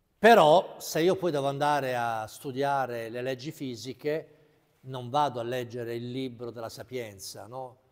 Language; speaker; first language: Italian; native; Italian